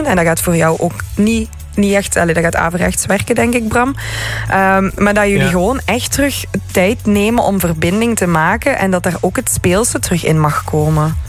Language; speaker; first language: Dutch; native; Dutch